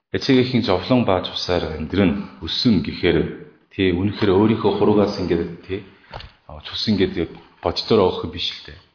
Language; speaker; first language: Mongolian; non-native, fluent; Korean